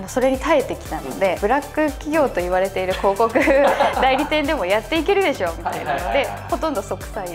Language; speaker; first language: Japanese; native; Japanese